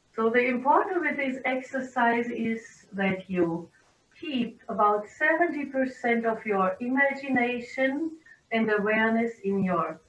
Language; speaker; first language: English; non-native, fluent; German